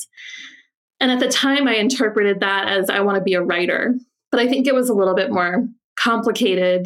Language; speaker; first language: English; native; English